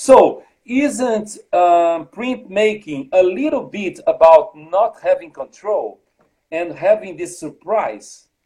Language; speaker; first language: English; non-native, fluent; Portuguese